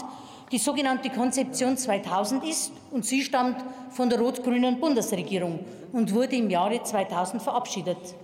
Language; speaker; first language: German; native; German